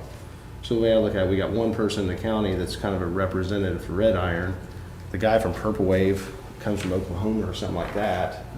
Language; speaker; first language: English; native; English